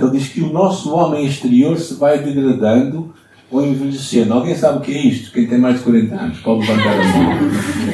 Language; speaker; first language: Portuguese; native; Portuguese